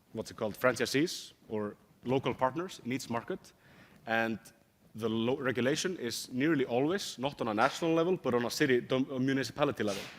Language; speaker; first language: English; non-native, fluent; Icelandic